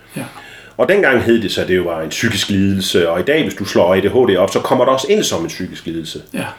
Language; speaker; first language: Danish; native; Danish